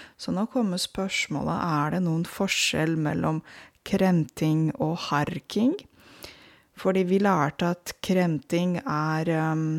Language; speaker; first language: Norwegian; non-native, fluent; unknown